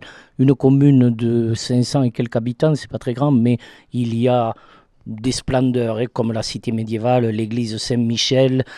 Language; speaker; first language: French; native; French